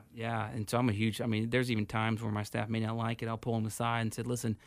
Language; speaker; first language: English; native; English